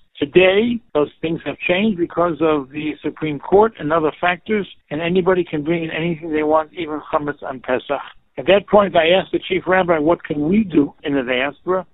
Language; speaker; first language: English; native; English